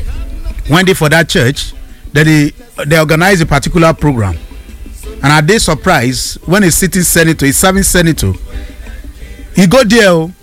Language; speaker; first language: Nigerian Pidgin; non-native, local second language; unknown